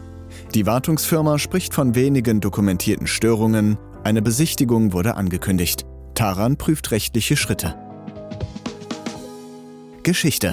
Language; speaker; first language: German; native; German